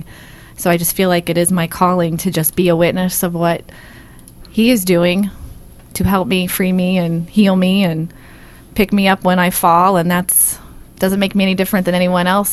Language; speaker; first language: English; native; English